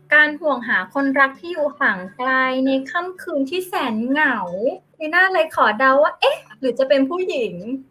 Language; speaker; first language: Thai; native; Thai